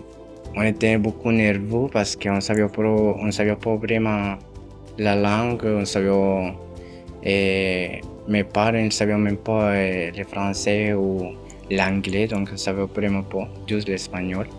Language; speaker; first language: French; non-native, fluent; Spanish